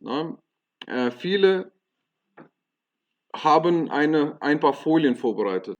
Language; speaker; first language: German; non-native, fluent; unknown